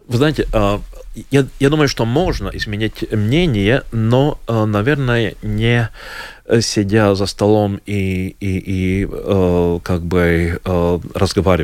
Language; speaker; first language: Russian; non-native, local second language; Latvian